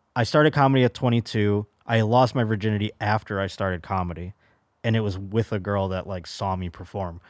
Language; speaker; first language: English; native; English